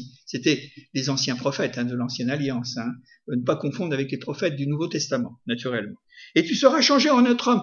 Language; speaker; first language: French; native; French